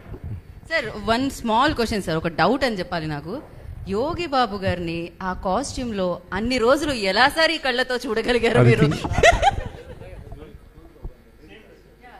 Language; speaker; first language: Telugu; native; Telugu